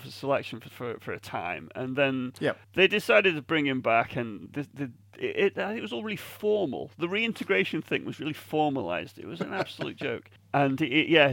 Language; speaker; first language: English; native; English